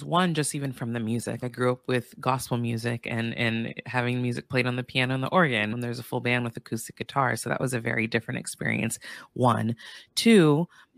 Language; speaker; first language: English; native; English